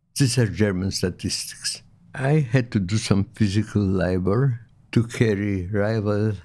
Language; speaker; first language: English; non-native, fluent; Lithuanian